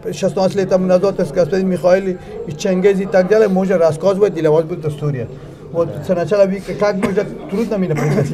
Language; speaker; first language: Russian; non-native, learner; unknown